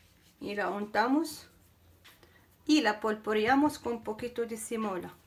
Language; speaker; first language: Spanish; non-native, fluent; Arabic